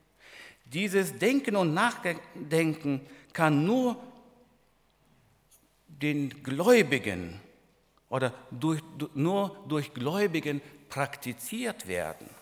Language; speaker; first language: German; non-native, fluent; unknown